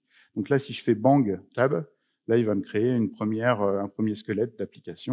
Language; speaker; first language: French; native; French